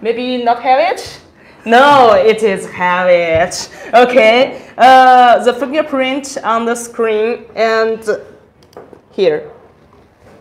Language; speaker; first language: English; non-native, learner; Chinese